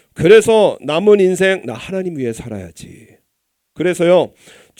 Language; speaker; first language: Korean; native; Korean